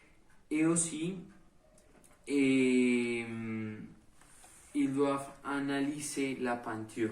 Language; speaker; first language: French; non-native, learner; Spanish